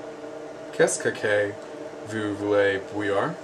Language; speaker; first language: French; non-native, learner; English